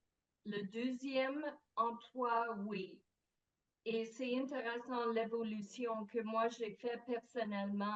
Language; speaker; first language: French; non-native, fluent; English